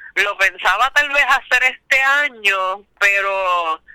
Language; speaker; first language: Spanish; native; Spanish